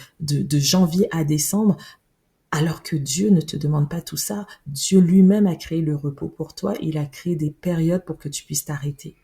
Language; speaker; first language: French; native; French